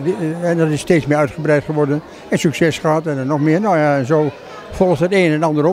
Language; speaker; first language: Dutch; native; Dutch